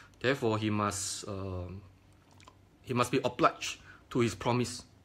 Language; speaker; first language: English; non-native, local second language; Chinese